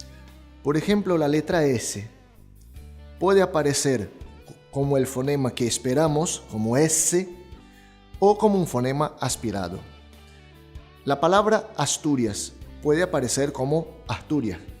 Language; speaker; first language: Spanish; non-native, fluent; Portuguese